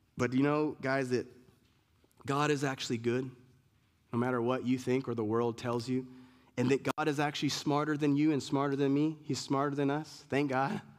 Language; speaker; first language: English; native; English